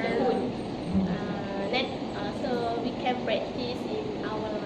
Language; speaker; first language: English; non-native, local second language; Malay